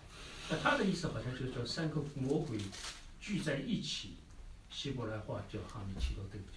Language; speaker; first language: Chinese; native; Chinese